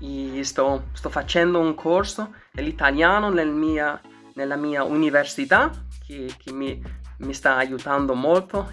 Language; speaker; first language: Italian; non-native, learner; English